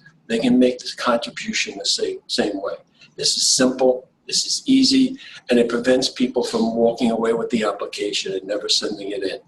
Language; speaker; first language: English; native; English